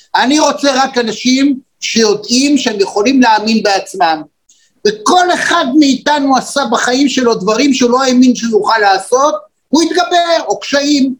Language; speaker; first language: Hebrew; native; Hebrew